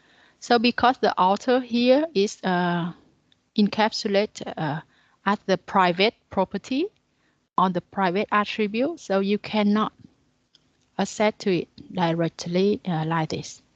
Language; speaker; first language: English; non-native, learner; Vietnamese